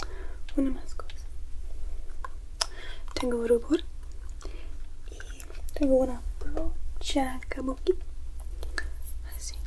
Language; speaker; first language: Spanish; non-native, learner; English